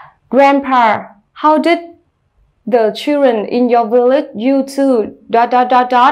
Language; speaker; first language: English; non-native, fluent; Vietnamese